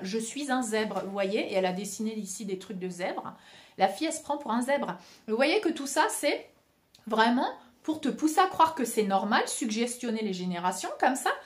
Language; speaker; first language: French; native; French